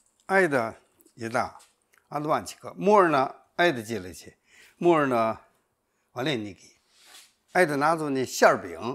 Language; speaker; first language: Russian; non-native, learner; Chinese